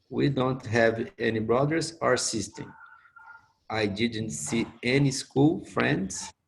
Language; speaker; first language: English; non-native, learner; Portuguese